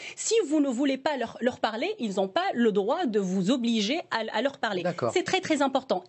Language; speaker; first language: French; non-native, local second language; Arabic